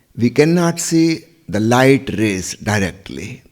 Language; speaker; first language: English; non-native, local second language; Hindi